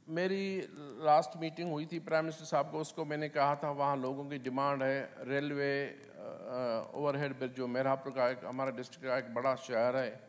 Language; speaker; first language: Urdu; non-native, local second language; Sindhi